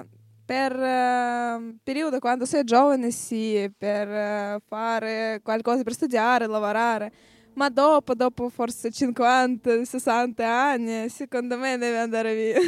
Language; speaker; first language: Italian; non-native, learner; Russian